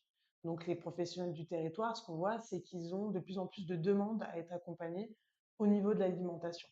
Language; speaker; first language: French; native; French